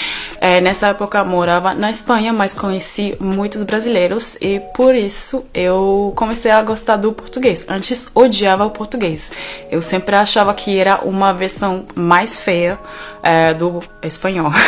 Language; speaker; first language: Portuguese; non-native, fluent; German